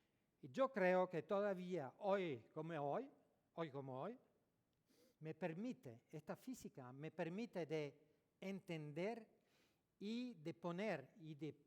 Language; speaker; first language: Spanish; non-native, learner; French